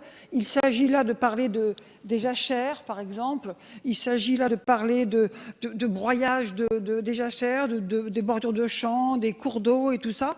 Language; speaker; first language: French; native; French